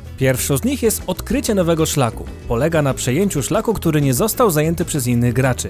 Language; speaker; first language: Polish; native; Polish